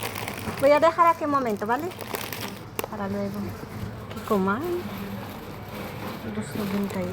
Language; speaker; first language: Spanish; non-native, learner; Filipino